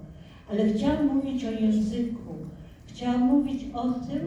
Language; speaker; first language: Polish; non-native, fluent; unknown